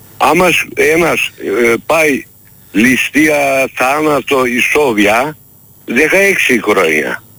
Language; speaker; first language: Greek; non-native, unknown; Turkish